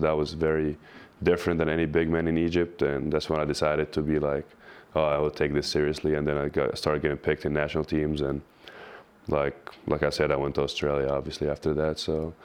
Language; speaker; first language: English; non-native, fluent; Arabic